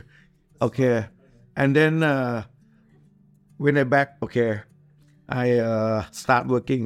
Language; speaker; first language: English; non-native, learner; Thai